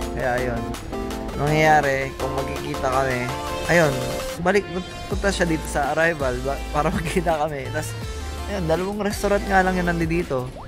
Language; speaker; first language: Filipino; native; Filipino